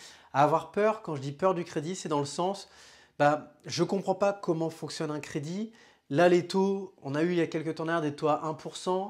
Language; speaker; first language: French; native; French